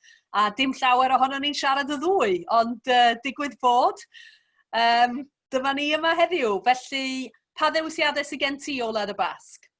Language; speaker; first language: Welsh; native; Welsh